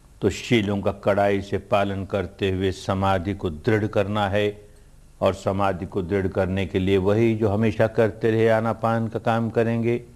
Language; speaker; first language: Hindi; early bilingual, heritage; Hindi